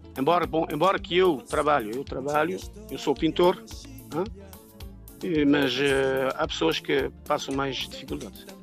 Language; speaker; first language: Portuguese; non-native, local second language; Kabuverdianu